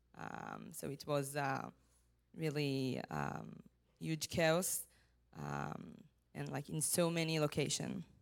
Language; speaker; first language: English; non-native, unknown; Hebrew